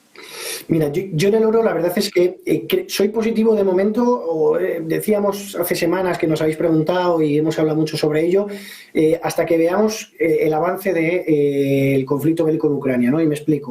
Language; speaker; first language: Spanish; native; Spanish